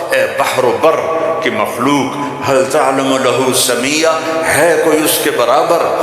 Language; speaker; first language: Urdu; non-native, local second language; Punjabi